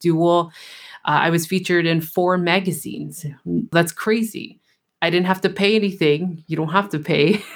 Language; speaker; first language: English; early bilingual, other home language; Spanish